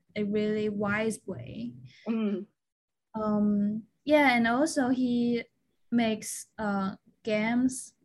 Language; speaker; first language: English; non-native, fluent; Chinese